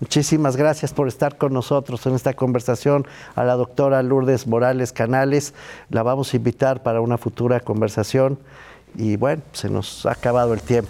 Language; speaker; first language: Spanish; native; Spanish